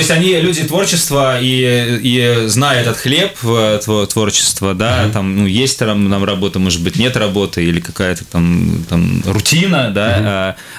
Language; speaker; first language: Russian; native; Russian